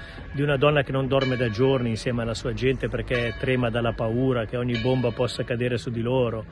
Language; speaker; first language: Italian; native; Italian